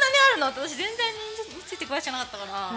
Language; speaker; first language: Japanese; native; Japanese